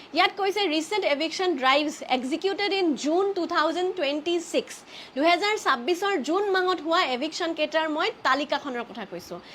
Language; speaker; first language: Assamese; native; Assamese